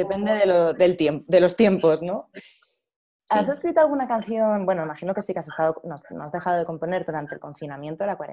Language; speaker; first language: Spanish; native; Spanish